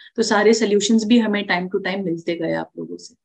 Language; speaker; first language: Hindi; non-native, local second language; Marathi